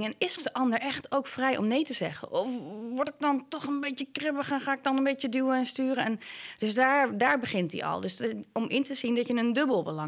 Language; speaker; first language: Dutch; native; Dutch